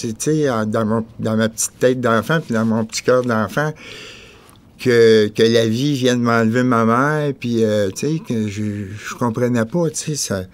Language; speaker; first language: French; native; French